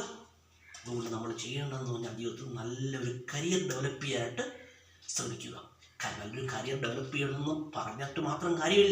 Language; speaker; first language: Malayalam; native; Malayalam